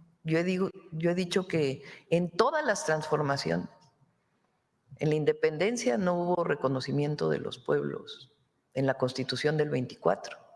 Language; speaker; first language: Spanish; native; Spanish